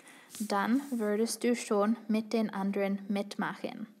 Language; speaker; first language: German; non-native, fluent; English